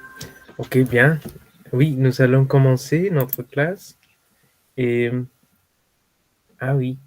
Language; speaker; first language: French; non-native, fluent; Spanish